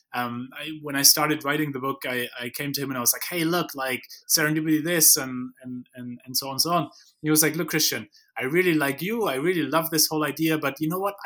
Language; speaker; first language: English; non-native, fluent; German